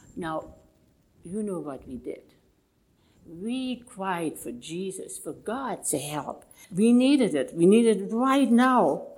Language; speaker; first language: English; non-native, fluent; German